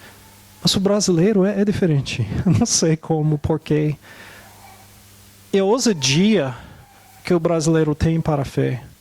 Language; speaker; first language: Portuguese; non-native, fluent; English